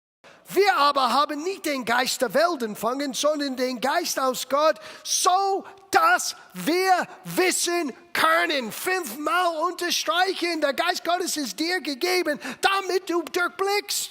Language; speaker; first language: German; non-native, fluent; English